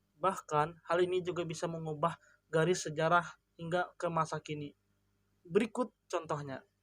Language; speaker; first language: Indonesian; non-native, local second language; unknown